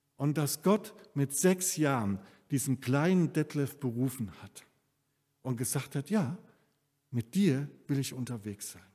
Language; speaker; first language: German; native; German